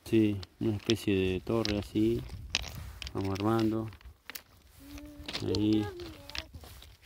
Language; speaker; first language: Spanish; native; Spanish